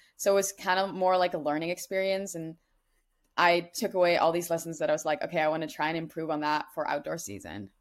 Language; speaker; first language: English; non-native, fluent; Dutch